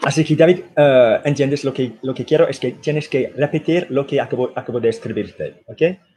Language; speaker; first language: Spanish; non-native, fluent; English